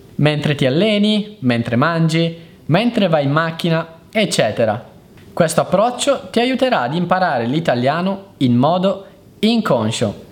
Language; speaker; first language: Italian; native; Italian